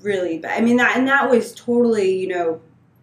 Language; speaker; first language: English; native; English